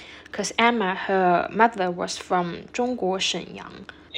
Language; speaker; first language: English; non-native, fluent; Chinese